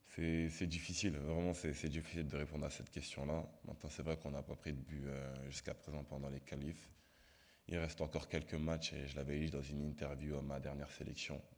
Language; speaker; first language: French; native; French